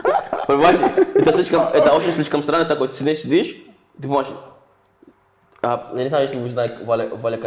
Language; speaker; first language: Russian; non-native, fluent; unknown